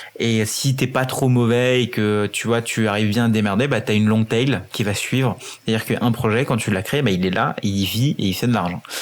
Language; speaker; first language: French; early bilingual, other home language; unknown